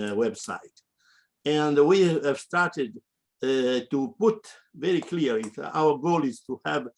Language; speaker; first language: English; non-native, fluent; Italian